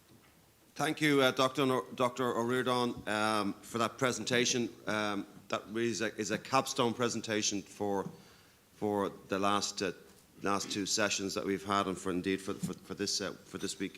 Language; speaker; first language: English; native; English